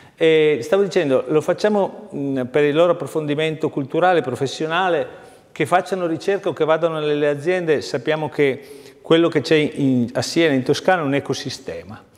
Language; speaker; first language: Italian; native; Italian